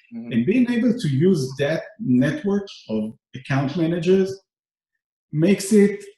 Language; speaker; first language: English; non-native, fluent; Hebrew